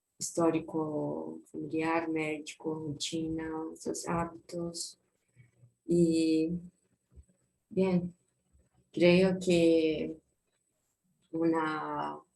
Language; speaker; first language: Spanish; non-native, fluent; Portuguese